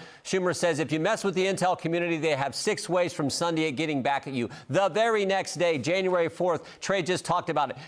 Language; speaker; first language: English; native; English